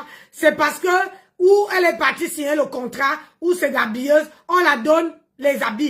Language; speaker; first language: French; non-native, local second language; Lingala